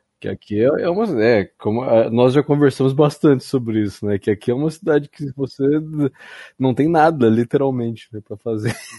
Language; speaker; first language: Portuguese; native; Portuguese